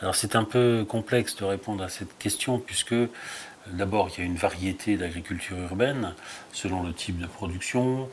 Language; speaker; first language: French; native; French